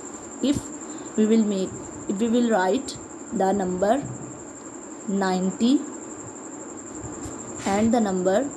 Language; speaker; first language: English; non-native, local second language; Urdu